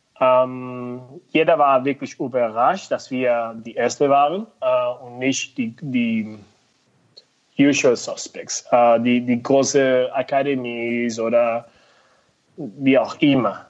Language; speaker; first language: German; non-native, fluent; Spanish